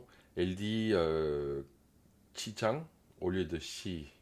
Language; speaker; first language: French; non-native, fluent; Korean